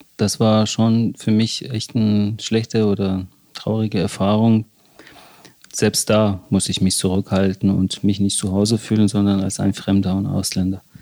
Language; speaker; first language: German; non-native, fluent; Persian